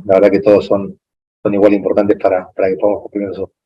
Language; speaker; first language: Spanish; native; Spanish